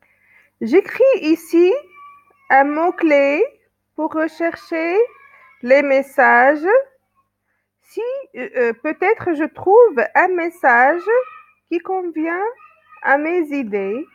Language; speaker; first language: French; non-native, local second language; Arabic